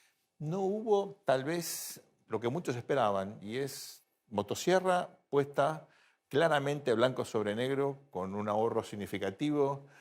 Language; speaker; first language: Spanish; native; Spanish